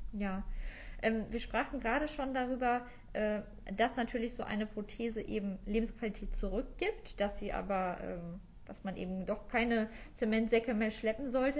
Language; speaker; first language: German; native; German